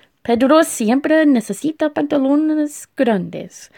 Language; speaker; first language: Spanish; non-native, learner; English